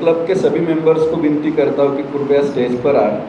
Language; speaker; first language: Hindi; non-native, local second language; Marathi